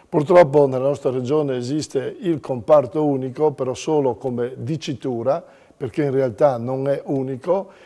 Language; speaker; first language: Italian; native; Italian